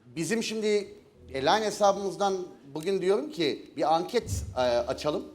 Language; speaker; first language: Turkish; native; Turkish